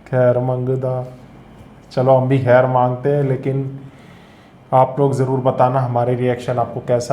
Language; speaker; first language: Hindi; native; Hindi